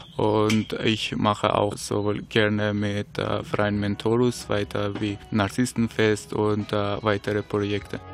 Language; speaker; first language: German; non-native, learner; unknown